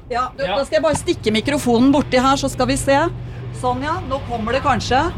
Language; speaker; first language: Norwegian; native; Norwegian